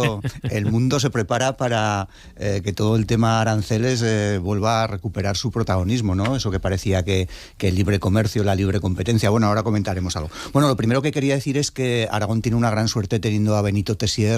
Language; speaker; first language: Spanish; native; Spanish